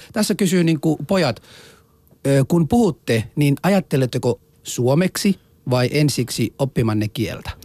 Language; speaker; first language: Finnish; non-native, fluent; Somali